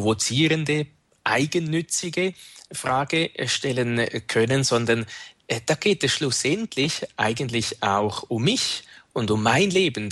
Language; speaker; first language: German; native; German